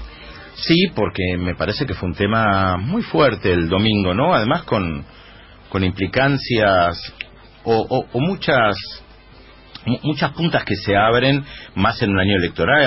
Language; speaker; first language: Spanish; native; Spanish